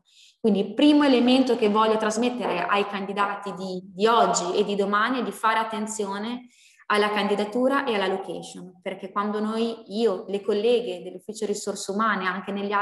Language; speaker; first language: Italian; native; Italian